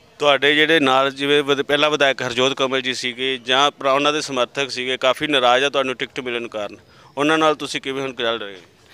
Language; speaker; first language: Punjabi; native; Punjabi